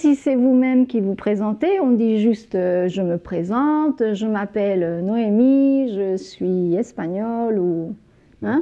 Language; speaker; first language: French; native; French